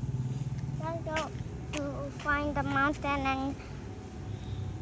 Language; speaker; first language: English; non-native, learner; Persian